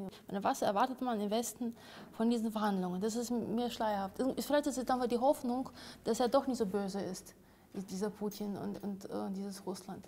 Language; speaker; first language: German; non-native, fluent; Russian